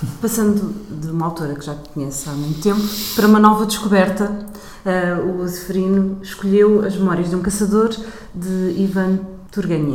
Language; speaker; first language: Portuguese; native; Portuguese